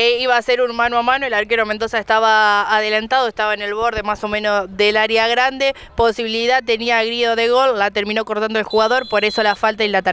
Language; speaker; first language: Spanish; native; Spanish